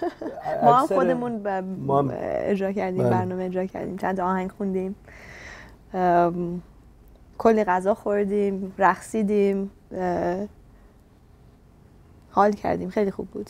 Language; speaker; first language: Persian; early bilingual, heritage; Persian